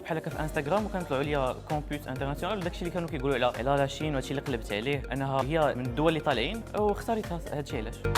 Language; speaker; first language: Arabic; native; Arabic